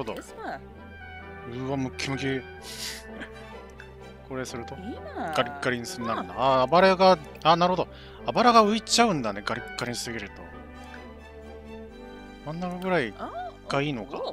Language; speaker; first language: Japanese; native; Japanese